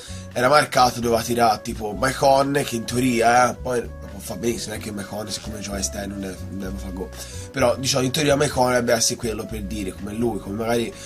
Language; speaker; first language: Italian; native; Italian